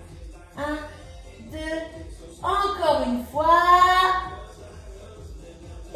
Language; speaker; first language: French; native; French